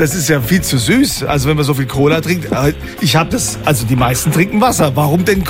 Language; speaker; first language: German; native; German